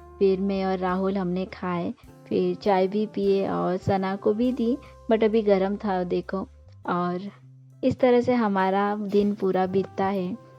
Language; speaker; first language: Hindi; non-native, local second language; Bangla